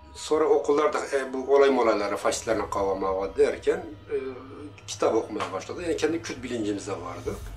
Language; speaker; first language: Turkish; non-native, local second language; Kurdish